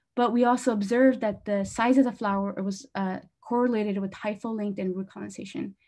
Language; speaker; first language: English; native; English